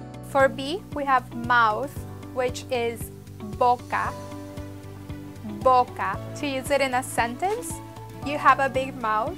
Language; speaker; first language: English; early bilingual, other home language; Spanish